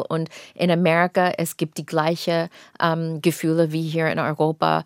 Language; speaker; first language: German; non-native, fluent; English